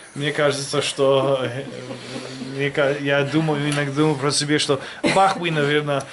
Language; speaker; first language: Russian; non-native, fluent; German